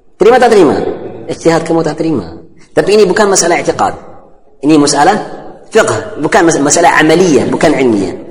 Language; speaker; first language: Malay; non-native, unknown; Arabic